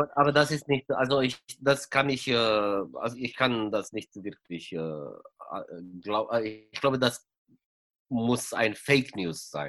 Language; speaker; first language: German; non-native, fluent; Romanian